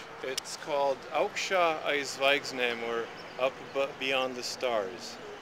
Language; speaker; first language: English; early bilingual, other home language; Latvian